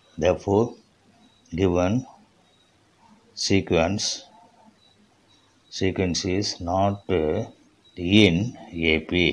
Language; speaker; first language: English; non-native, local second language; Tamil